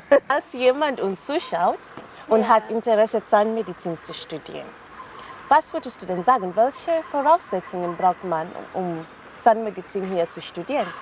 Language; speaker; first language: German; non-native, fluent; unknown